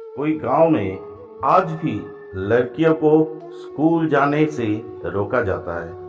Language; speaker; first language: Hindi; non-native, local second language; Bangla